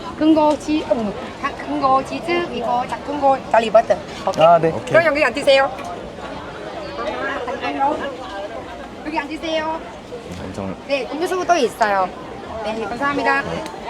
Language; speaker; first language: Korean; non-native, learner; Vietnamese